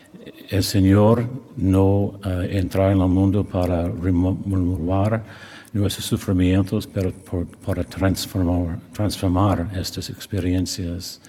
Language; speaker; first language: Spanish; non-native, learner; English